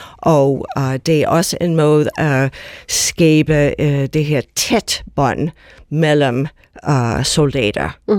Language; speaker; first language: Danish; non-native, fluent; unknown